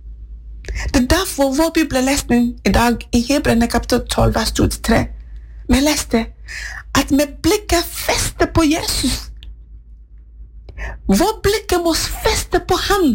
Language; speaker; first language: Norwegian; non-native, fluent; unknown